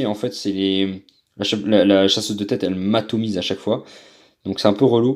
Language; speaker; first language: French; native; French